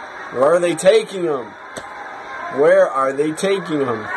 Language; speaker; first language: English; native; English